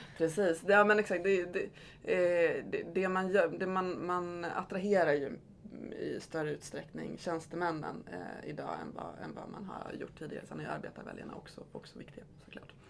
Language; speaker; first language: Swedish; native; Swedish